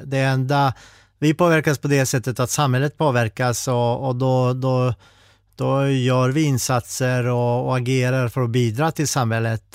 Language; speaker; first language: Swedish; non-native, fluent; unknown